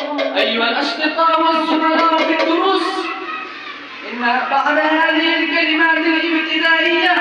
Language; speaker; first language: Arabic; non-native, learner; Urdu